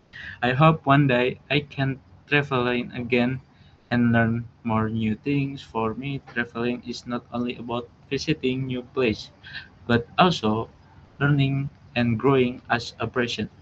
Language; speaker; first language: English; non-native, learner; Indonesian